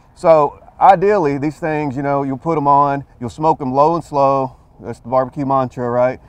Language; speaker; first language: English; native; English